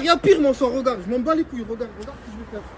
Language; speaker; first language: French; native; French